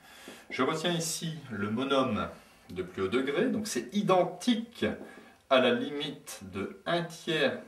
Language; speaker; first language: French; native; French